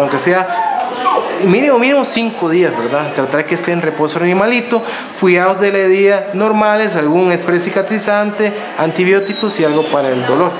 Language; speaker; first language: Spanish; native; Spanish